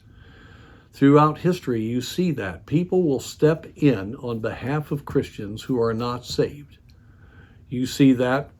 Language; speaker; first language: English; native; English